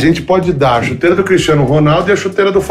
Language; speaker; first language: Portuguese; native; Portuguese